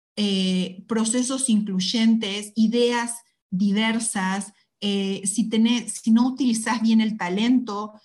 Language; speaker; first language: Spanish; native; Spanish